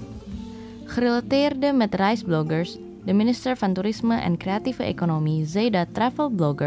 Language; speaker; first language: Dutch; non-native, fluent; Indonesian